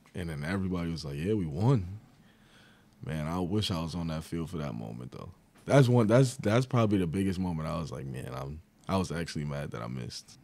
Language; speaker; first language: English; native; English